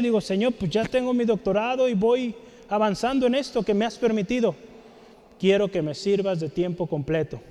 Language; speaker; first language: Spanish; native; Spanish